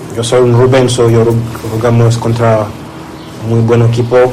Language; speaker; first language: Spanish; non-native, learner; French